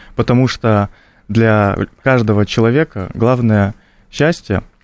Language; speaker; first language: Russian; native; Russian